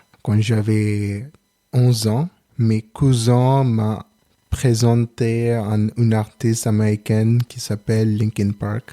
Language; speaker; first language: French; non-native, learner; Telugu